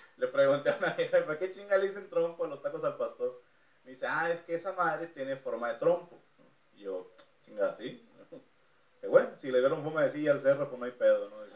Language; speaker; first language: Spanish; native; Spanish